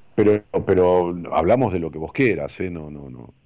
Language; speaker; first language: Spanish; native; Spanish